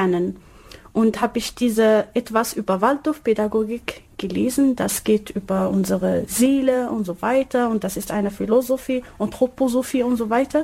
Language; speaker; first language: German; non-native, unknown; Arabic